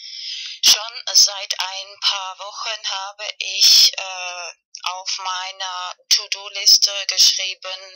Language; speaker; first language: German; non-native, fluent; Spanish